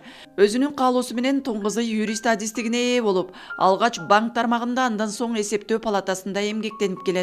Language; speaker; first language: Kyrgyz; native; Kyrgyz